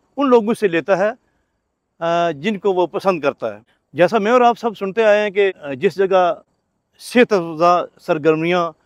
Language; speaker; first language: Urdu; non-native, local second language; Pahari-Potwari